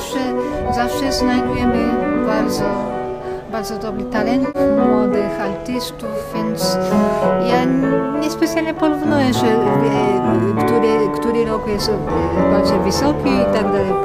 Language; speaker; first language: Polish; non-native, fluent; Japanese